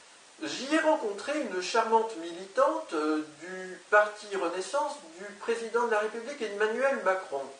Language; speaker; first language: French; native; French